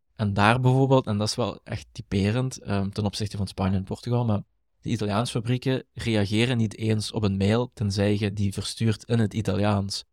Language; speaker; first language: Dutch; native; Dutch